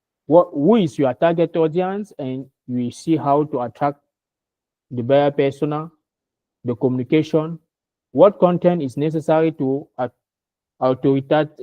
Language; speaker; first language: English; non-native, learner; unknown